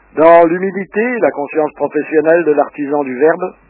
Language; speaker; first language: French; early bilingual, other home language; Russian